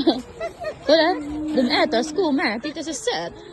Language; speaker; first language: Swedish; non-native, fluent; Cebuano